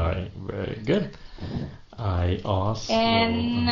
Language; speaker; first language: English; non-native, fluent; Vietnamese